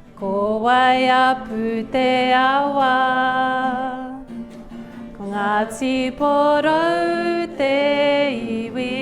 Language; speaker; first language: Māori; non-native, local second language; English